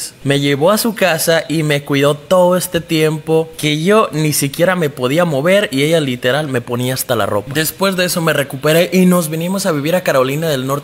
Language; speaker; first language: Spanish; native; Spanish